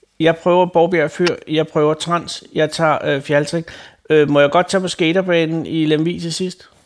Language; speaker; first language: Danish; native; Danish